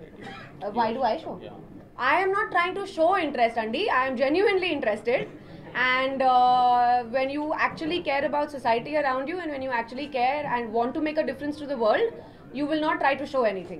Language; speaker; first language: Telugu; non-native, local second language; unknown